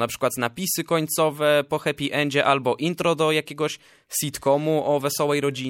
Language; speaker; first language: Polish; native; Polish